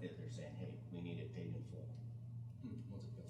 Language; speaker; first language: English; native; English